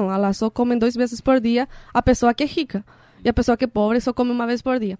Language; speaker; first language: Portuguese; non-native, learner; Spanish